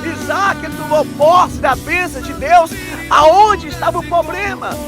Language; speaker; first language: Portuguese; native; Portuguese